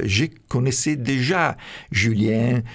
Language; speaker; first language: French; non-native, fluent; Italian